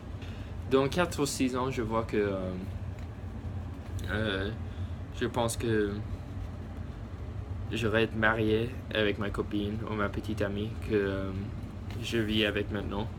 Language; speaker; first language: French; early bilingual, heritage; English